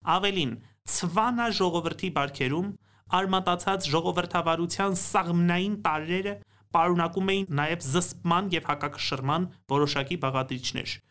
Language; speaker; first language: Armenian; native; Armenian